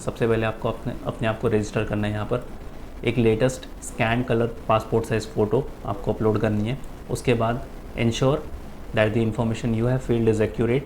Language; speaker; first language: Hindi; native; Hindi